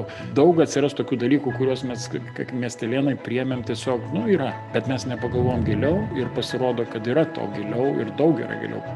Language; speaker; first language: Lithuanian; native; Lithuanian